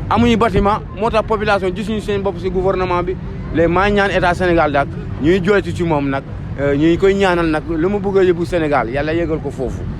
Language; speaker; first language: Wolof; non-native, local second language; Mandingo